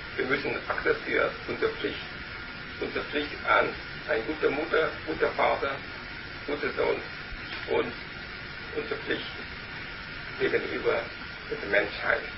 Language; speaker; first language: German; non-native, learner; Vietnamese